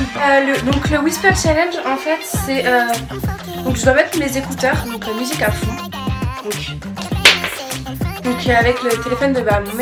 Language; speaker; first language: French; native; French